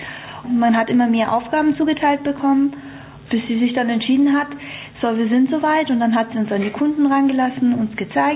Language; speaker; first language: German; early bilingual, other home language; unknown